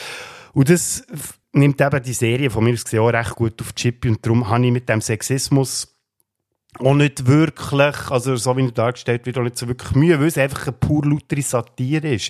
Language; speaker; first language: German; native; German